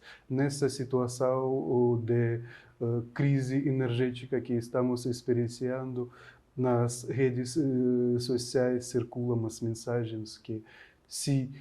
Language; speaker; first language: Portuguese; non-native, fluent; Ukrainian